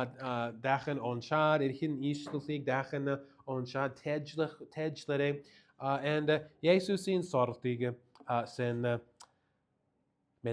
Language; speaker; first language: Mongolian; non-native, fluent; English